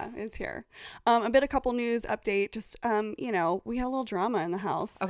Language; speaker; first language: English; native; English